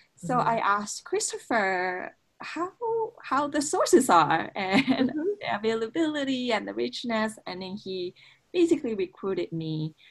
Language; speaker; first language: English; non-native, fluent; Japanese